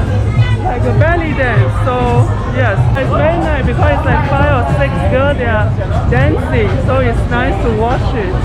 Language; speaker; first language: English; non-native, learner; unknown